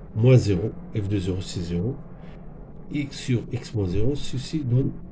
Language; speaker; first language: French; non-native, local second language; Arabic